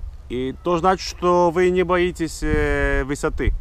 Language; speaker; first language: Russian; non-native, fluent; Greek